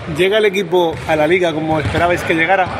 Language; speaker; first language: Spanish; native; Spanish